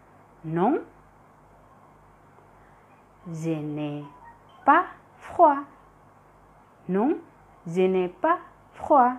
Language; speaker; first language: French; non-native, fluent; Indonesian